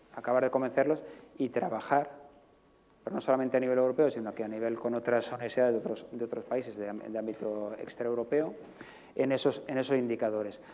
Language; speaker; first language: Spanish; native; Spanish